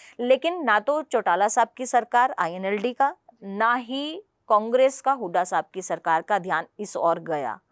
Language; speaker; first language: Hindi; non-native, local second language; Punjabi